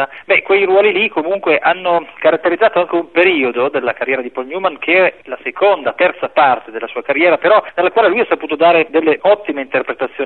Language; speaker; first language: Italian; native; Italian